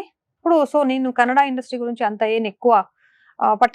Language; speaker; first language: Telugu; non-native, local second language; Kannada